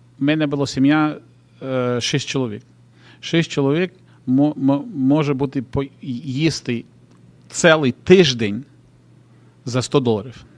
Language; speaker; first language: Ukrainian; non-native, local second language; Russian